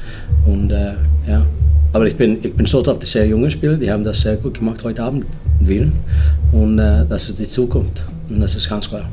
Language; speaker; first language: German; non-native, learner; English